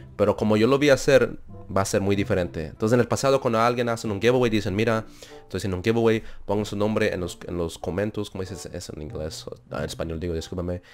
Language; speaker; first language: Spanish; early bilingual, heritage; Spanish